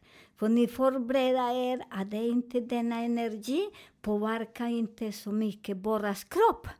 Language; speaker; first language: Swedish; non-native, learner; Spanish